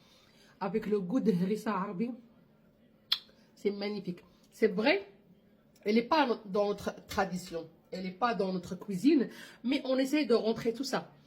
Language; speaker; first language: French; non-native, local second language; Arabic